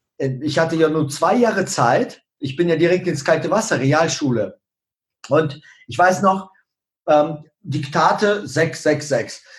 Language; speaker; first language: German; early bilingual, other home language; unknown